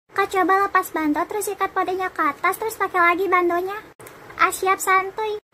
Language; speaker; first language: Indonesian; native; Indonesian